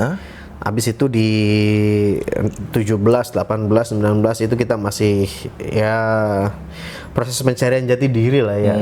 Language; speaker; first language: Indonesian; native; Indonesian